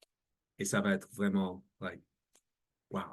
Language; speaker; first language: French; non-native, learner; English